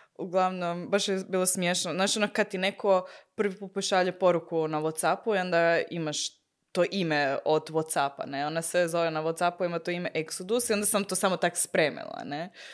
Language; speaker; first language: Croatian; early bilingual, heritage; Croatian